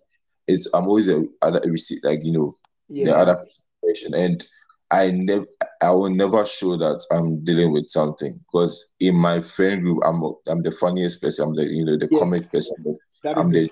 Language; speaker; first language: English; non-native, local second language; Akan